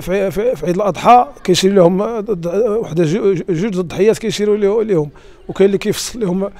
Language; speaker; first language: Arabic; native; Arabic